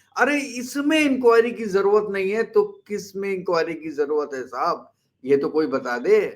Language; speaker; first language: Hindi; native; Hindi